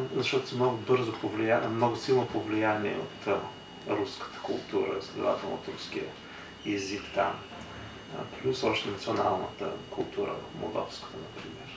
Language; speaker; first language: Bulgarian; early bilingual, heritage; Bulgarian